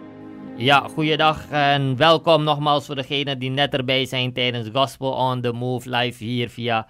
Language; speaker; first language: Dutch; native; Dutch